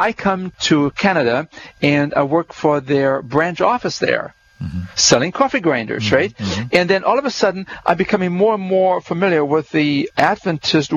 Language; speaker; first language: English; non-native, fluent; German